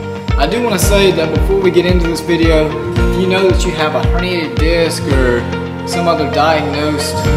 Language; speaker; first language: English; native; English